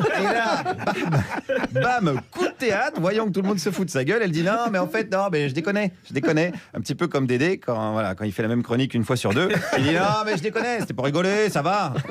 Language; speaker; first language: French; native; French